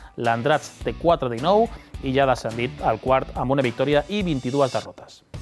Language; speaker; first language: Catalan; native; Catalan